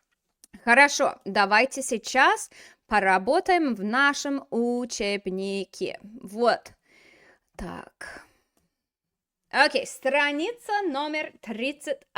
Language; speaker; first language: Russian; non-native, fluent; English